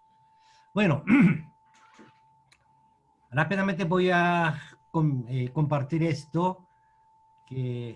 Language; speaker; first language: Spanish; non-native, learner; Korean